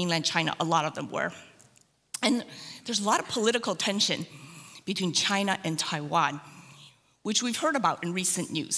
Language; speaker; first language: English; native; English